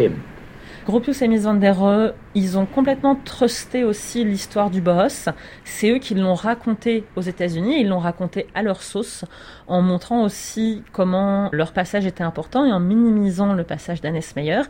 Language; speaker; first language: French; native; French